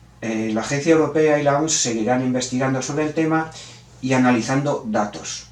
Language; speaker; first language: Spanish; native; Spanish